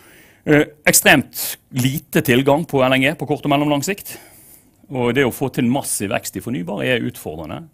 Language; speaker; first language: Norwegian; native; Norwegian